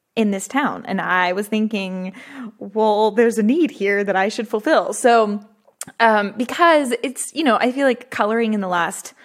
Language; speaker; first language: English; native; English